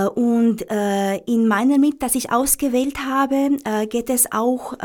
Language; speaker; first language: German; non-native, fluent; Romanian